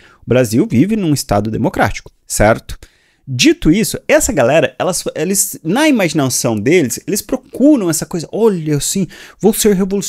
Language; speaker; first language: Portuguese; native; Portuguese